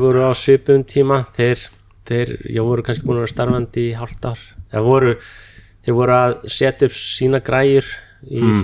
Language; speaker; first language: Icelandic; non-native, fluent; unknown